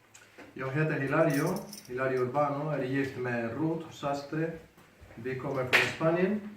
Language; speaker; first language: Swedish; non-native, fluent; Spanish